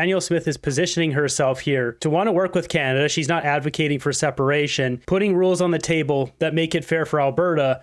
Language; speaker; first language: English; native; English